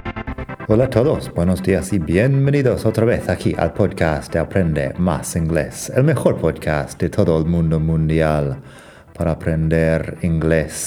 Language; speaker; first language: Spanish; non-native, fluent; English